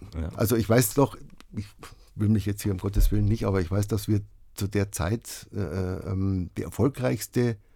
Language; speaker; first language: German; native; German